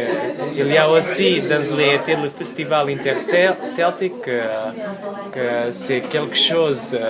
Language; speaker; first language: French; non-native, learner; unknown